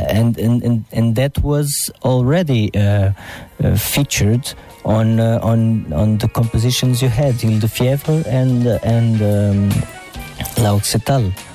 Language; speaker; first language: English; non-native, fluent; Portuguese